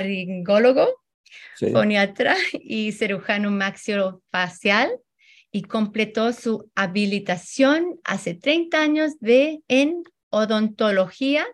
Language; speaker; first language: Spanish; early bilingual, heritage; Spanish